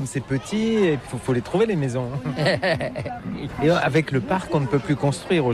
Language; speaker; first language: French; native; French